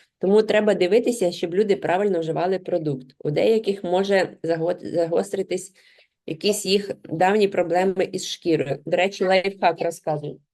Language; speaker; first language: Ukrainian; non-native, local second language; Russian